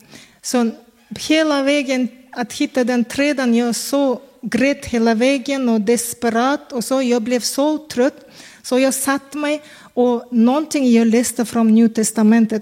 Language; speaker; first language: Swedish; non-native, fluent; Kazakh